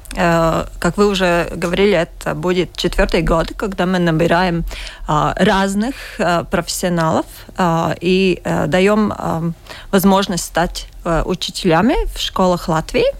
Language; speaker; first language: Russian; non-native, learner; Latvian